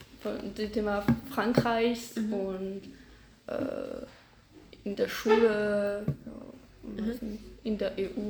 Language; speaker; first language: German; non-native, learner; French